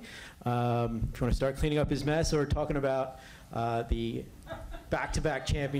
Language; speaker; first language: English; native; English